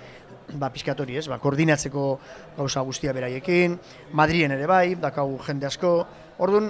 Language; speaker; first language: Basque; native; Basque